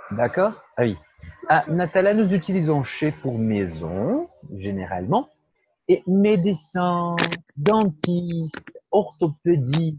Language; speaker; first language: French; non-native, fluent; Portuguese